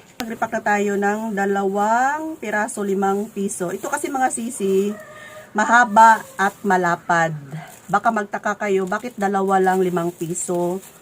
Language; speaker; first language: Filipino; non-native, local second language; Cebuano